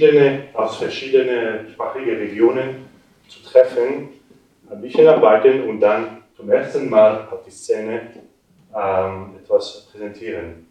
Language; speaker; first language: German; non-native, learner; French